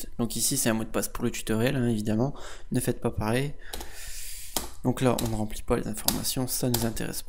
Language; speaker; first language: French; native; French